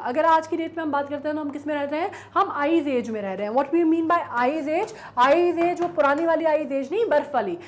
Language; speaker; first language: Hindi; native; Hindi